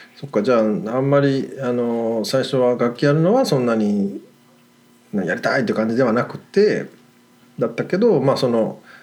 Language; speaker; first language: Japanese; native; Japanese